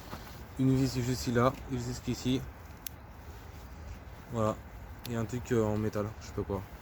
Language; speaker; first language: French; native; French